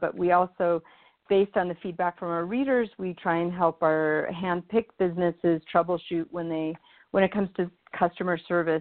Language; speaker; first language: English; native; English